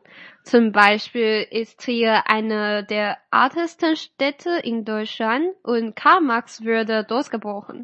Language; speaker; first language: German; non-native, fluent; Chinese